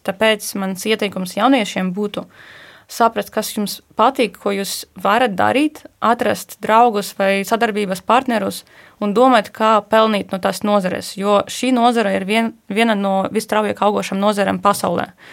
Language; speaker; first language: Latvian; non-native, fluent; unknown